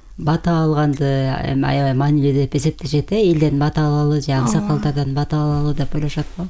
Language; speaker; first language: Kyrgyz; native; Kyrgyz